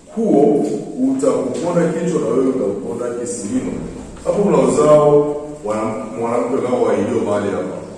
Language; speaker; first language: Swahili; native; Swahili